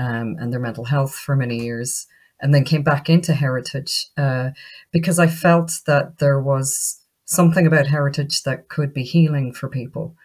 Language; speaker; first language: English; native; English